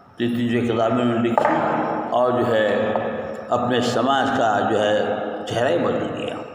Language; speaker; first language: Urdu; native; Urdu